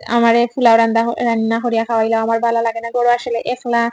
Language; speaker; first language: Bangla; non-native, local second language; Sylheti